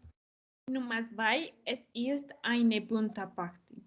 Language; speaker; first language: German; non-native, learner; Spanish